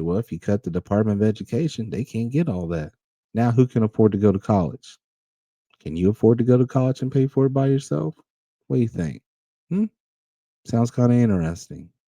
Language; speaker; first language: English; native; English